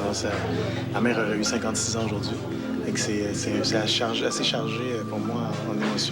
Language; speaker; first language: French; native; French